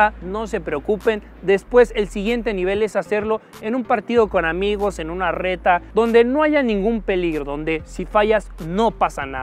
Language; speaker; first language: Spanish; native; Spanish